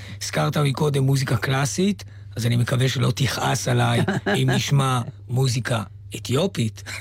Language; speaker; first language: Hebrew; native; Hebrew